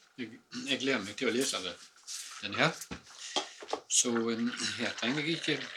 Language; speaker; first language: Norwegian; native; Norwegian